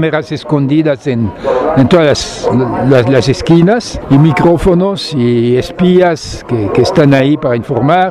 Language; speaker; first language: Spanish; non-native, fluent; French